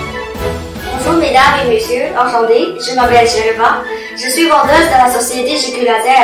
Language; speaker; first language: French; non-native, fluent; Chinese